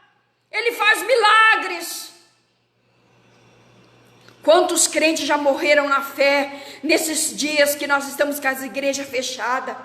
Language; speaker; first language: Portuguese; native; Portuguese